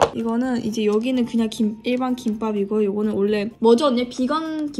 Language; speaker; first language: Korean; native; Korean